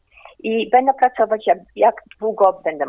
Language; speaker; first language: Polish; early bilingual, heritage; Polish